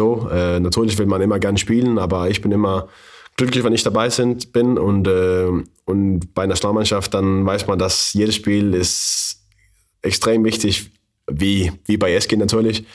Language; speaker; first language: German; non-native, learner; Faroese